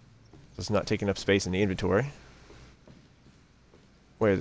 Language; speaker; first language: English; native; English